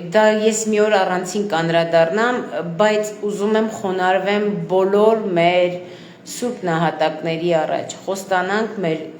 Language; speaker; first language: Armenian; native; Armenian